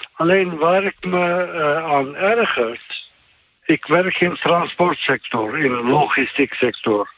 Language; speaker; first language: Dutch; non-native, fluent; Turkish